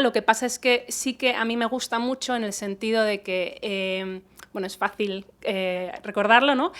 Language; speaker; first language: Spanish; native; Spanish